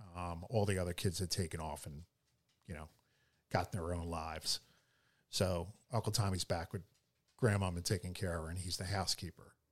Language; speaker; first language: English; native; English